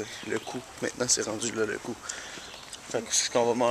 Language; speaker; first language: French; native; French